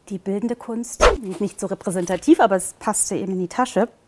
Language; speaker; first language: German; early bilingual, heritage; German